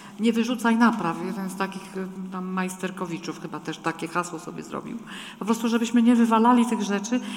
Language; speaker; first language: Polish; native; Polish